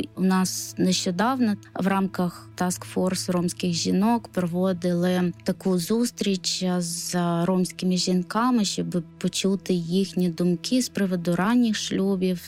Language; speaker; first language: Ukrainian; non-native, local second language; Romany